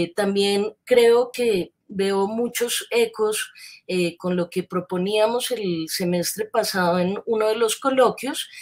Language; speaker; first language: Spanish; native; Spanish